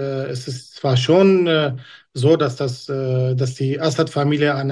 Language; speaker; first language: German; non-native, fluent; Kurdish